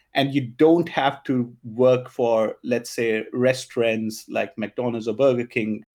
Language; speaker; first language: English; non-native, local second language; Punjabi